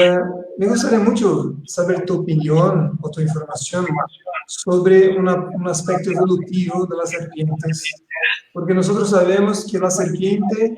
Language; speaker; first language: Spanish; non-native, fluent; Portuguese